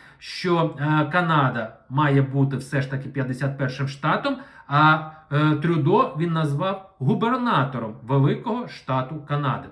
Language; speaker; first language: Ukrainian; non-native, local second language; Russian